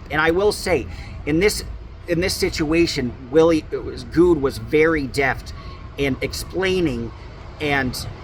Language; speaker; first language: English; native; English